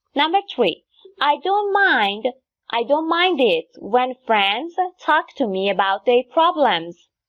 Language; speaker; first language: English; non-native, fluent; Persian